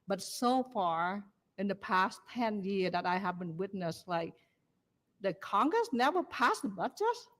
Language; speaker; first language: English; non-native, learner; Vietnamese